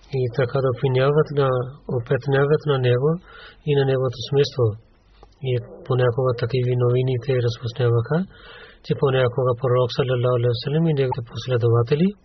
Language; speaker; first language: Bulgarian; non-native, learner; Urdu